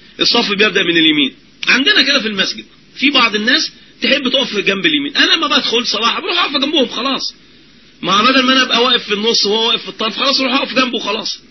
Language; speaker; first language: Arabic; native; Arabic